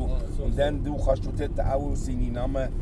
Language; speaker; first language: German; non-native, learner; Arabic